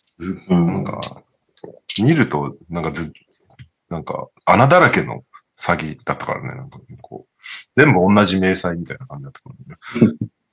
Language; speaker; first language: Japanese; early bilingual, heritage; Japanese